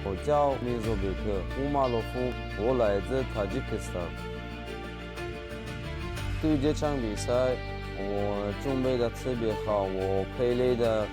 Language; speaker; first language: Chinese; non-native, fluent; Tajik